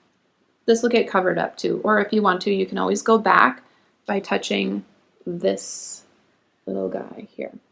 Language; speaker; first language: English; native; English